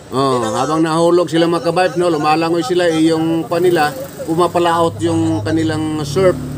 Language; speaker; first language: Filipino; non-native, local second language; Cebuano